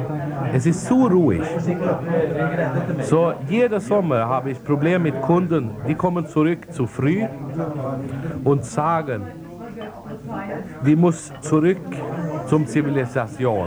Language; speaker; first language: German; non-native, learner; Swedish